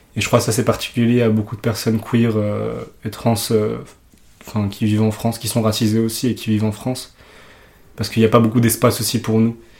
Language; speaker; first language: French; early bilingual, other home language; Urdu